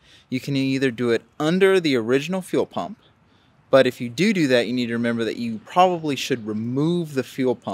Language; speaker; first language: English; native; English